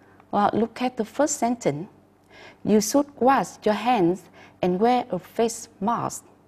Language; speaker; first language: English; non-native, fluent; Vietnamese